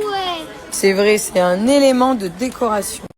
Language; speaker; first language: French; native; French